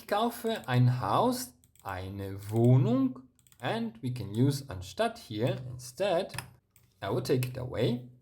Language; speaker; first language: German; non-native, fluent; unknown